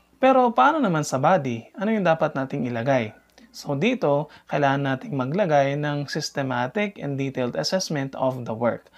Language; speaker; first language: Filipino; native; Filipino